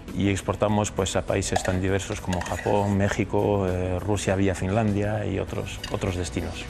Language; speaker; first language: Spanish; early bilingual, heritage; Spanish